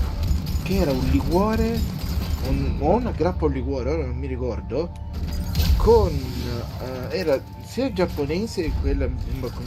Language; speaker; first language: Italian; native; Italian